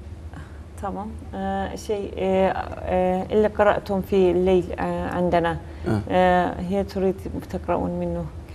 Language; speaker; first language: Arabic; non-native, learner; Turkish